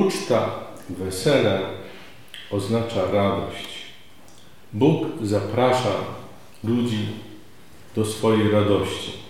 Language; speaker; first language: Polish; native; Polish